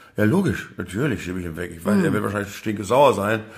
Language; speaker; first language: German; native; German